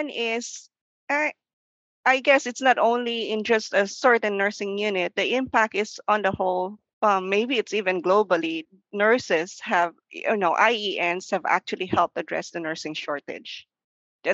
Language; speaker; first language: English; non-native, local second language; Filipino